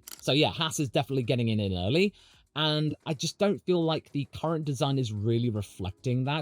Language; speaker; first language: English; native; English